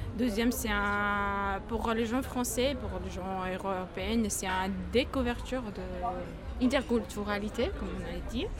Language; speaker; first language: French; non-native, learner; Georgian